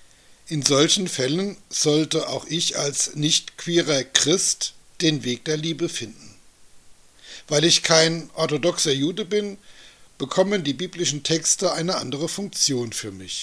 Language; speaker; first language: German; native; German